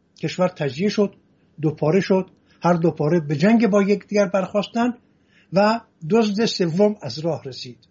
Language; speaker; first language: Persian; non-native, local second language; Assyrian Neo-Aramaic